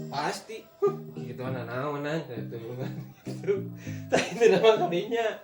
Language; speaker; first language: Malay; non-native, local second language; Sundanese